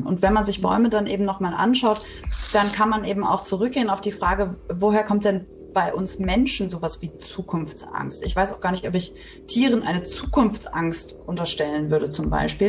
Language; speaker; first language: German; native; German